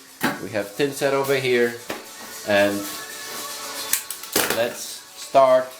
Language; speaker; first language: English; non-native, fluent; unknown